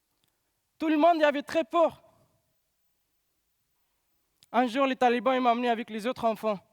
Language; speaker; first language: French; non-native, learner; Pashto